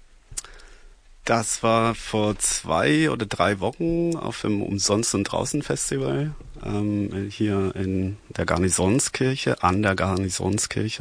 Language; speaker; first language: German; non-native, fluent; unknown